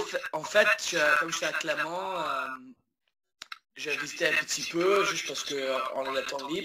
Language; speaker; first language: French; early bilingual, heritage; English